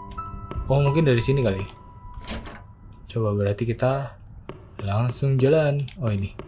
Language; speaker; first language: Indonesian; native; Indonesian